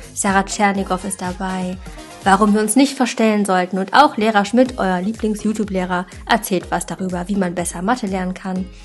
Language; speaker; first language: German; native; German